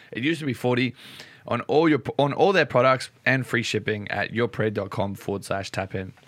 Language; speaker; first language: English; native; English